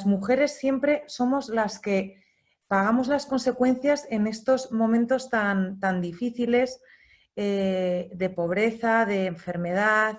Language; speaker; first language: Spanish; native; Spanish